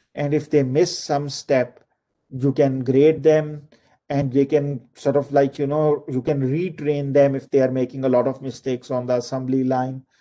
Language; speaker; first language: English; non-native, local second language; Urdu